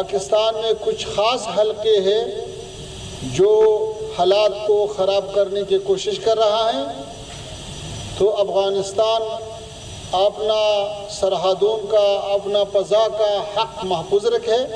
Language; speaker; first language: Hindi; non-native, fluent; Pashto